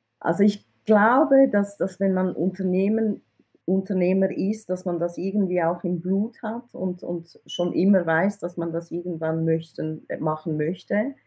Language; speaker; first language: German; early bilingual, other home language; Persian